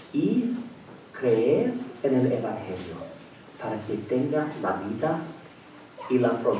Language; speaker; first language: Spanish; non-native, fluent; English